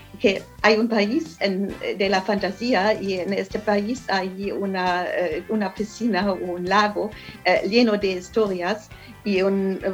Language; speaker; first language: Spanish; non-native, learner; German